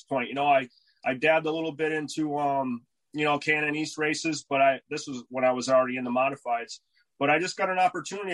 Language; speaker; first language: English; native; English